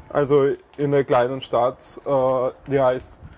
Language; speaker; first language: German; non-native, fluent; Russian